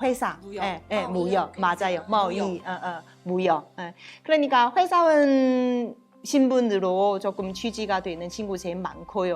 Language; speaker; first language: Korean; non-native, learner; Chinese